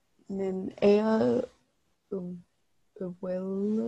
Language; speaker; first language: Arabic; non-native, learner; English